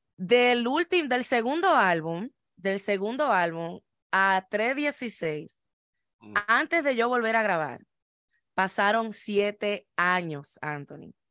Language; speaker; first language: Spanish; native; Spanish